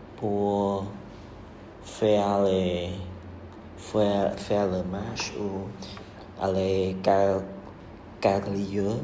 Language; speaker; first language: French; non-native, learner; Khmer